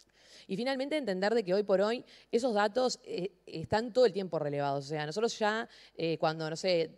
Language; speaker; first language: Spanish; native; Spanish